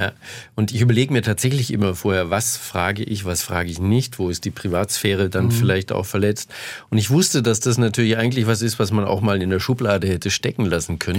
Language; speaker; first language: German; native; German